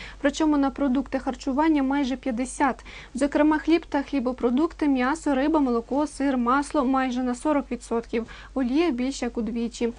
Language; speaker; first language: Ukrainian; native; Ukrainian